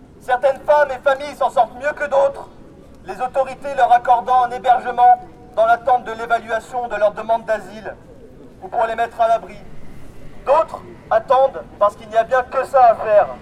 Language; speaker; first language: French; native; French